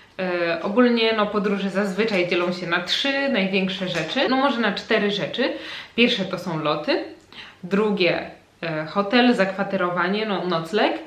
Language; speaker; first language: Polish; native; Polish